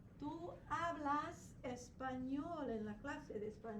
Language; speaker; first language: Spanish; non-native, fluent; English